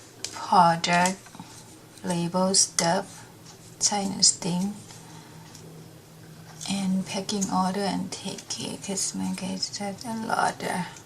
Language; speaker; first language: English; non-native, learner; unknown